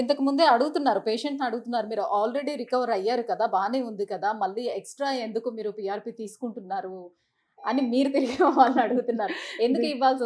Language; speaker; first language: Telugu; native; Telugu